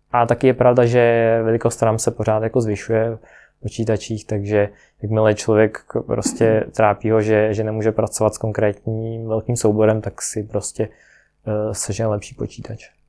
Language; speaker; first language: Czech; non-native, fluent; Ukrainian